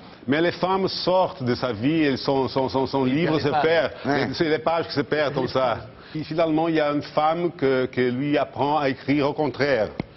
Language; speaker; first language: French; non-native, fluent; Portuguese